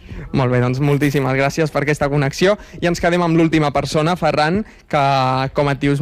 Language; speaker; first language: Catalan; native; Catalan